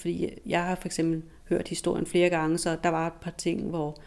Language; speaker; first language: Danish; native; Danish